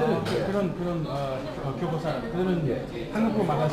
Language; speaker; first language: Korean; non-native, learner; English